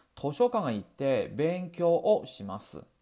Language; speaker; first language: Japanese; non-native, fluent; Chinese